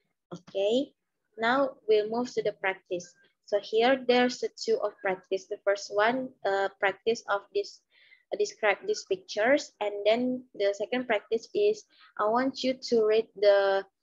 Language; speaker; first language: English; non-native, learner; Indonesian